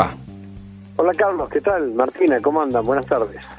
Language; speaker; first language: Spanish; native; Spanish